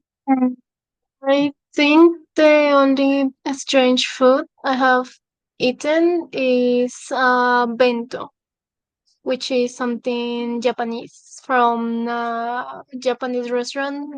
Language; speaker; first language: English; non-native, fluent; Spanish